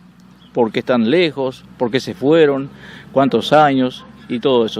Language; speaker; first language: Spanish; native; Spanish